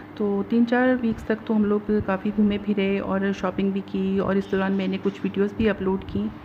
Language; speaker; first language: Urdu; native; Urdu